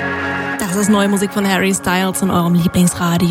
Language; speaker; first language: German; native; German